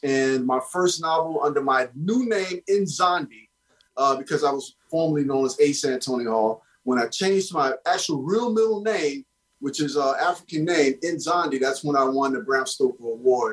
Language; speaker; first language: English; native; English